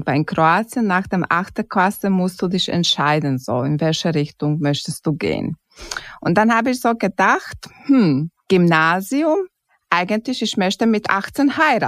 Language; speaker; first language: German; non-native, fluent; Croatian